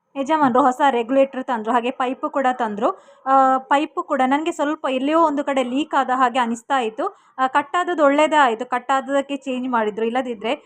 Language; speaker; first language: Kannada; non-native, local second language; Tulu